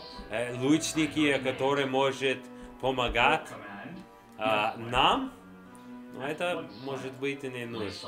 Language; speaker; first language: Russian; non-native, learner; English